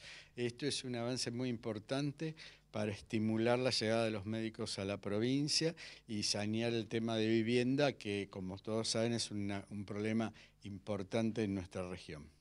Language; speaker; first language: Spanish; native; Spanish